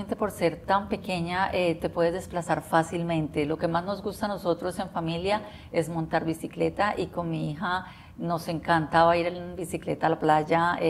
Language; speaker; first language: Spanish; native; Spanish